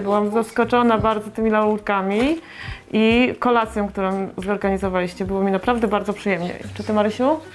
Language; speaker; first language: Polish; native; Polish